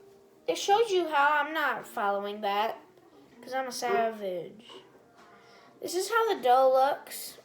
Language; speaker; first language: English; native; English